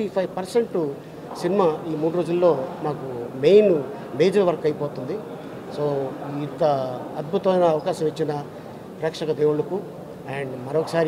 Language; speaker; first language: Telugu; native; Telugu